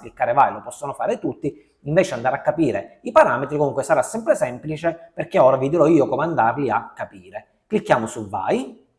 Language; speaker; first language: Italian; native; Italian